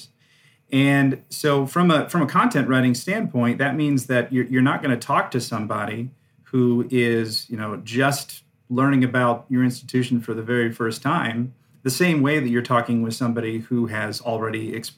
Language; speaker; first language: English; native; English